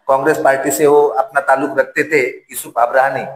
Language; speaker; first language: Hindi; non-native, local second language; Marathi